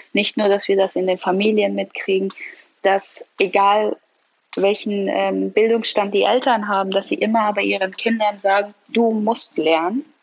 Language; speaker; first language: German; early bilingual, other home language; Persian